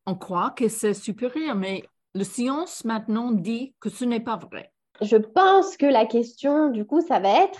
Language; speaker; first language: French; non-native, fluent; English